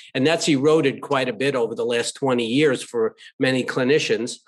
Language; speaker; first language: English; native; English